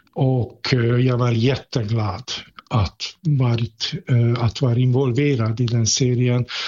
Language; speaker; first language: Swedish; non-native, fluent; Hungarian